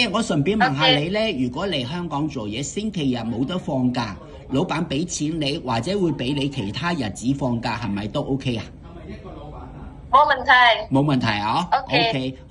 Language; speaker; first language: Cantonese; native; Cantonese